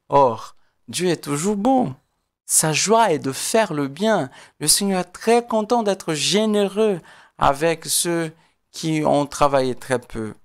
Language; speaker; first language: French; non-native, fluent; Portuguese